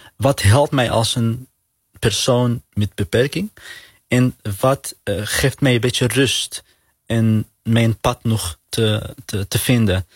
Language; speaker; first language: Dutch; non-native, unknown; Arabic